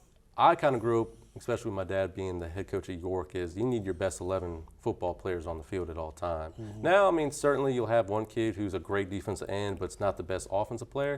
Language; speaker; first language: English; native; English